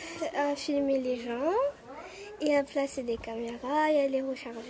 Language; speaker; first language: French; early bilingual, other home language; Romanian